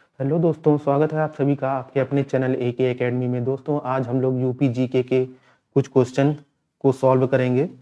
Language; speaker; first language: Hindi; native; Hindi